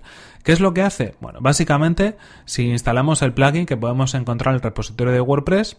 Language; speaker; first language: Spanish; native; Spanish